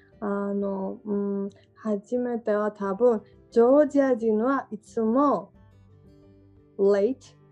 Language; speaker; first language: Japanese; non-native, learner; Georgian